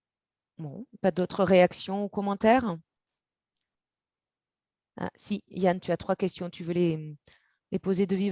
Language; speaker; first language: French; native; French